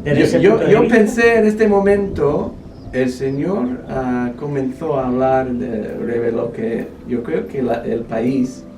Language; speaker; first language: Spanish; non-native, fluent; English